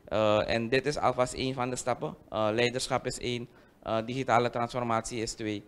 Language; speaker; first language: Dutch; native; Dutch